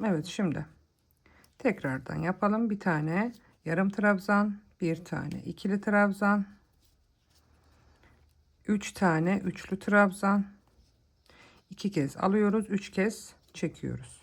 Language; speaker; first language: Turkish; native; Turkish